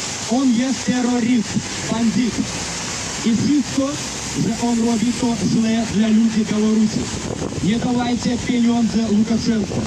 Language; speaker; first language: Polish; non-native, learner; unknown